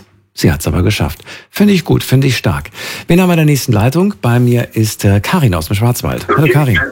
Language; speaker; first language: German; native; German